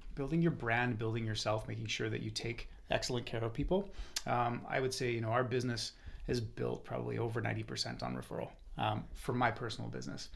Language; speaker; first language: English; native; English